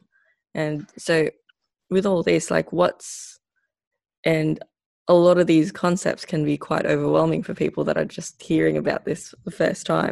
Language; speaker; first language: English; non-native, local second language; Filipino